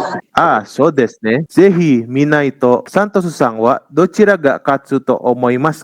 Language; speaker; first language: Japanese; non-native, fluent; Indonesian